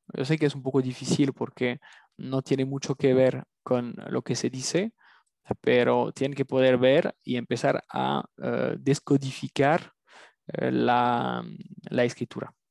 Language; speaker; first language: Spanish; non-native, fluent; French